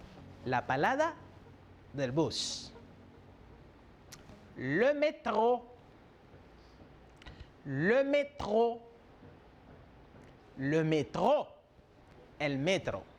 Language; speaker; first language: Spanish; non-native, fluent; French